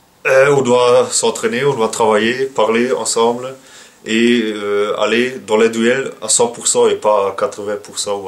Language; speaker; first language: French; non-native, local second language; Dutch